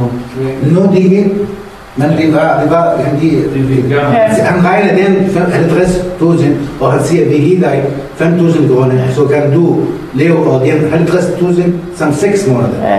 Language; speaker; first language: Danish; non-native, learner; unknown